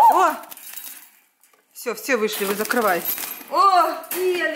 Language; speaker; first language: Russian; native; Russian